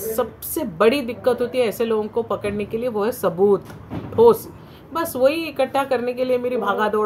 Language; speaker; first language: Hindi; non-native, local second language; Marathi